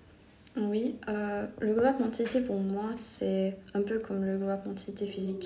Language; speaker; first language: French; non-native, fluent; Hungarian